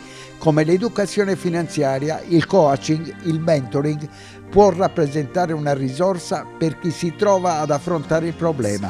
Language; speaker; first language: Italian; native; Italian